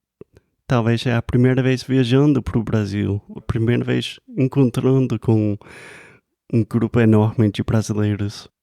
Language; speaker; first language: Portuguese; non-native, fluent; English